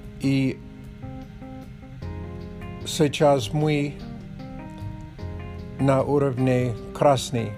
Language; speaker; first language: Russian; non-native, learner; English